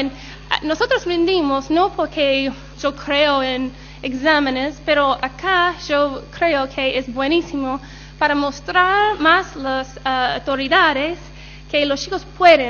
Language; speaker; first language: Spanish; non-native, learner; English